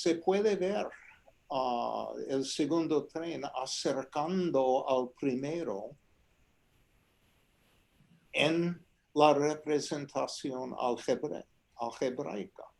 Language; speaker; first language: Spanish; non-native, fluent; English